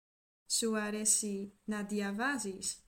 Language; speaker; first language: Greek; non-native, learner; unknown